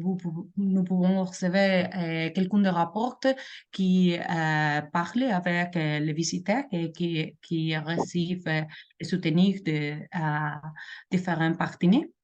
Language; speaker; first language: French; non-native, learner; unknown